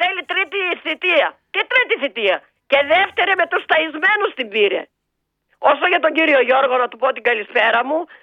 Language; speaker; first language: Greek; native; Greek